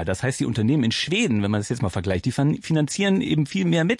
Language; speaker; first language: German; native; German